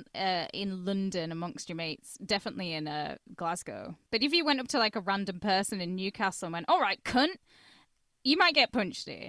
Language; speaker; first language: English; native; English